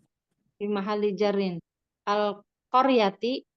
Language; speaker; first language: Arabic; non-native, learner; Indonesian